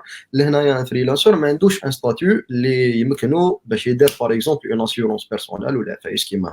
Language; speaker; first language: Arabic; native; Arabic